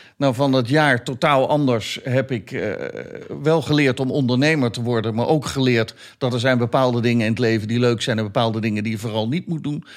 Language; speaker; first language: Dutch; native; Dutch